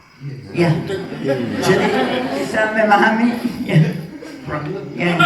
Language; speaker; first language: Indonesian; non-native, fluent; French